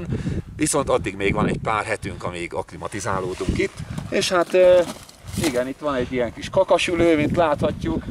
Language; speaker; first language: Hungarian; native; Hungarian